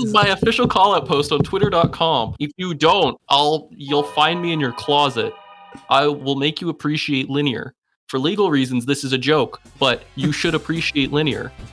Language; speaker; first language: English; native; English